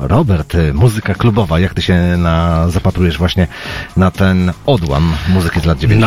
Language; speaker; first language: Polish; native; Polish